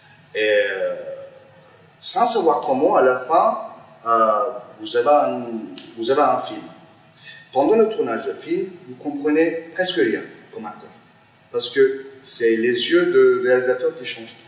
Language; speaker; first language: French; non-native, fluent; Turkish